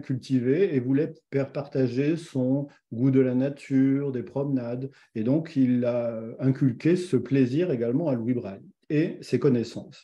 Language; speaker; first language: French; native; French